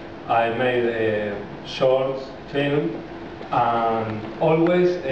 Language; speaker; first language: English; non-native, learner; Spanish